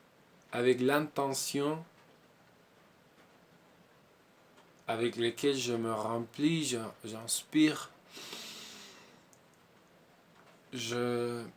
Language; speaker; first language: French; non-native, learner; Spanish